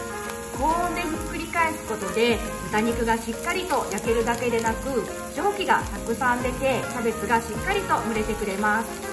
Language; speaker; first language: Japanese; native; Japanese